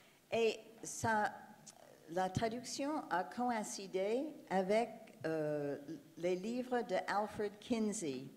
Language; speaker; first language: French; non-native, fluent; English